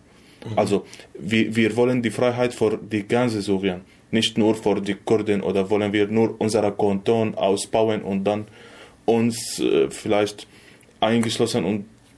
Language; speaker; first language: German; non-native, fluent; Arabic